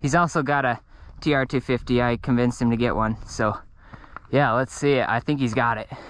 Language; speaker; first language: English; native; English